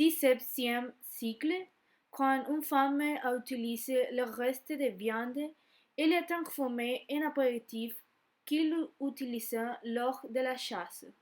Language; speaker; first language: French; non-native, learner; Spanish